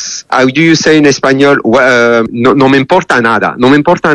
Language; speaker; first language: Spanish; non-native, learner; French